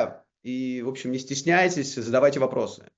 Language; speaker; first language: Russian; native; Russian